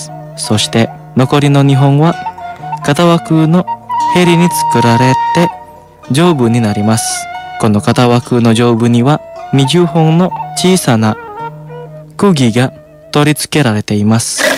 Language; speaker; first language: Japanese; non-native, fluent; Indonesian